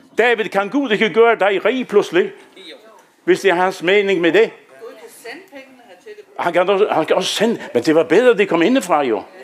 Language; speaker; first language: Danish; native; Danish